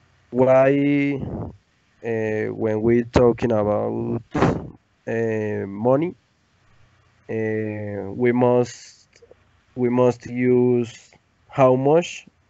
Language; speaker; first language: English; non-native, learner; Spanish